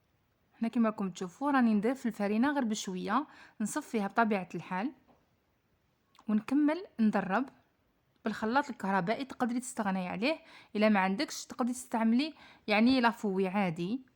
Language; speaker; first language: Arabic; native; Arabic